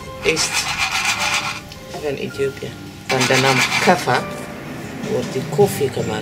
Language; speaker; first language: Dutch; non-native, learner; Amharic